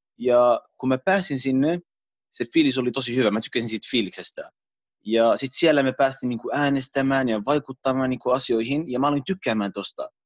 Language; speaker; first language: Finnish; early bilingual, other home language; Arabic